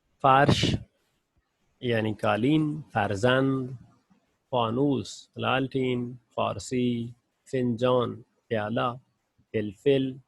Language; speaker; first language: Persian; non-native, fluent; Urdu